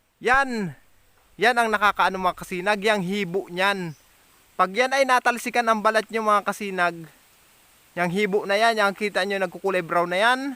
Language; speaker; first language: Filipino; native; Filipino